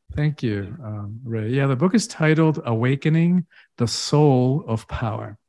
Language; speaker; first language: English; early bilingual, other home language; Spanish